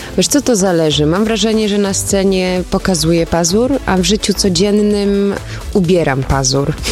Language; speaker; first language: Polish; early bilingual, heritage; Polish